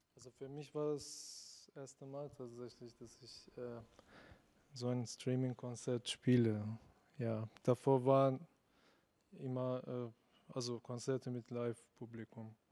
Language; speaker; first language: German; non-native, fluent; Persian